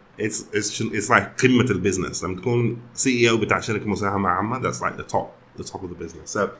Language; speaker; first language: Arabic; early bilingual, heritage; Arabic